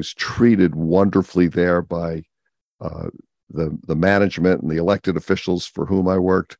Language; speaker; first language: English; native; English